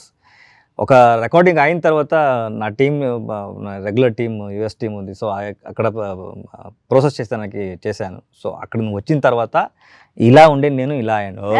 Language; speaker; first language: Telugu; non-native, learner; Kannada